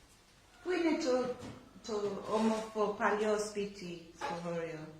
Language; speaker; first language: Greek; non-native, learner; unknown